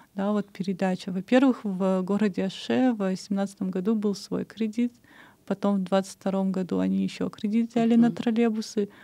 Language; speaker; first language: Russian; non-native, local second language; Kyrgyz